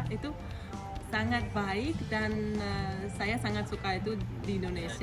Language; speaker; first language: Indonesian; non-native, fluent; Russian